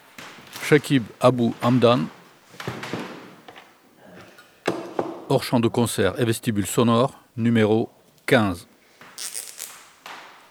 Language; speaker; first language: French; native; French